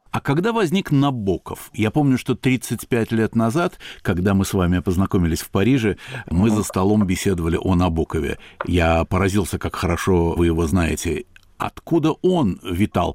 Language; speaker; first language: Russian; native; Russian